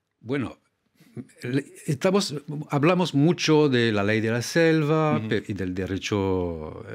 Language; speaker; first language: Spanish; non-native, fluent; French